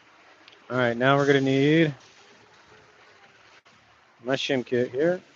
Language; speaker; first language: English; native; English